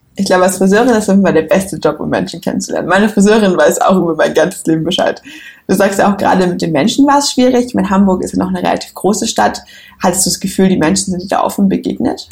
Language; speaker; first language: German; native; German